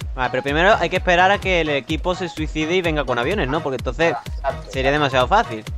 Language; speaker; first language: Spanish; native; Spanish